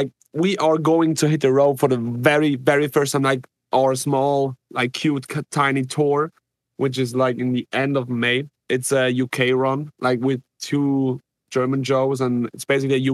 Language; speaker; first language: English; non-native, fluent; Swiss German